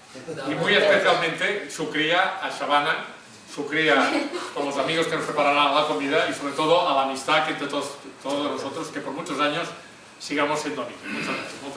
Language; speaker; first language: Spanish; native; Spanish